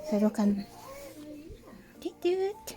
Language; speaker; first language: Swedish; non-native, learner; Filipino